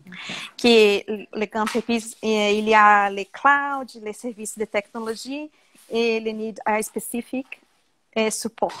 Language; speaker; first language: French; non-native, learner; Portuguese